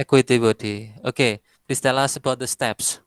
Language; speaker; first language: English; non-native, fluent; Indonesian